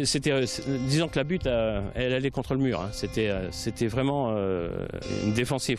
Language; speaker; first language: French; native; French